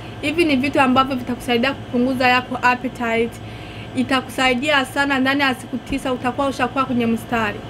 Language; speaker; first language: Swahili; non-native, local second language; Rundi